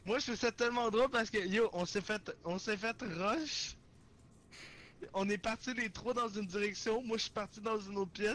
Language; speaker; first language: French; native; French